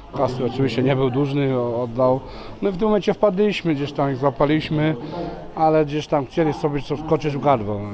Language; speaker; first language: Polish; non-native, fluent; Serbian